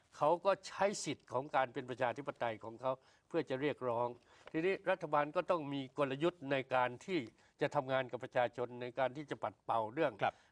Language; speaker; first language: Thai; native; Thai